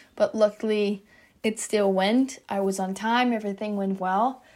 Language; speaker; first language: English; non-native, fluent; Dutch